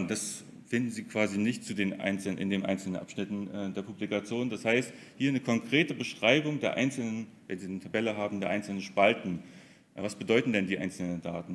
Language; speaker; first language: German; native; German